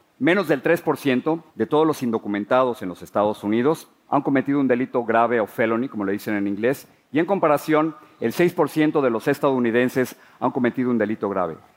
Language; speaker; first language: Spanish; native; Spanish